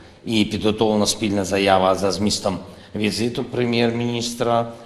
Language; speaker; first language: Ukrainian; non-native, local second language; Russian